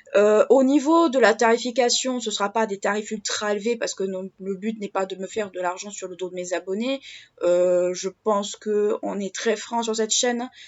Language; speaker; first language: French; native; French